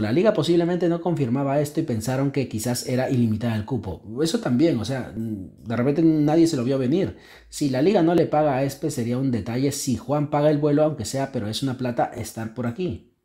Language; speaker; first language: Spanish; native; Spanish